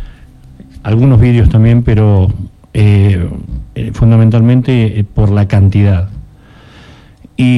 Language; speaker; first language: Spanish; native; Spanish